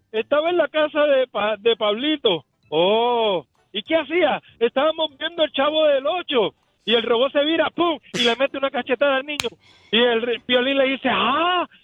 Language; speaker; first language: Spanish; native; Spanish